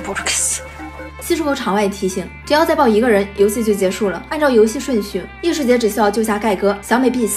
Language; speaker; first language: Chinese; native; Chinese